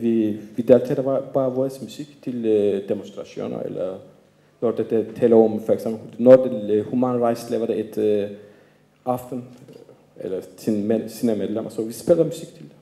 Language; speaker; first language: Danish; non-native, fluent; Turkish